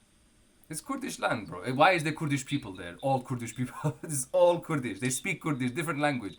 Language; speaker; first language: English; non-native, fluent; Kurdish